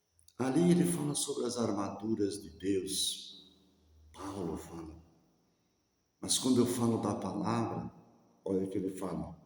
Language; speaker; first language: Portuguese; native; Portuguese